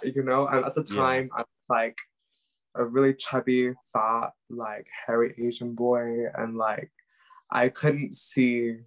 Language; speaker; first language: English; non-native, local second language; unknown